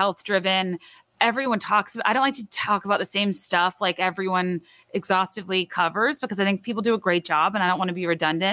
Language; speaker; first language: English; native; English